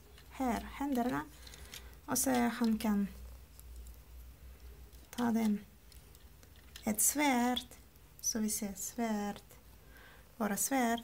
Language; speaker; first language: Swedish; non-native, learner; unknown